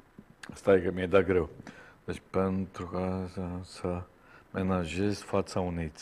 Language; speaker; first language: Romanian; native; Romanian